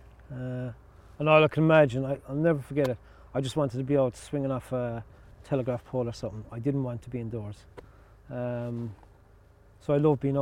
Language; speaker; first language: English; native; English